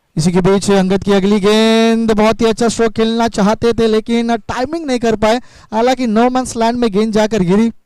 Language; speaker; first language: Hindi; non-native, local second language; Marathi